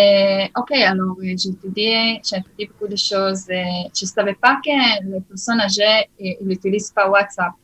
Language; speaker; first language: French; early bilingual, heritage; Hebrew